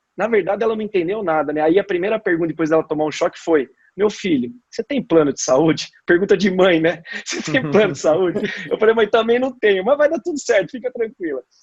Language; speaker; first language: Portuguese; native; Portuguese